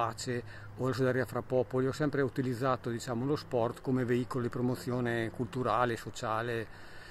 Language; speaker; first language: Italian; native; Italian